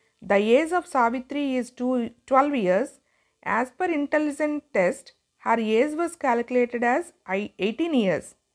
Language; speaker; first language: English; non-native, local second language; Telugu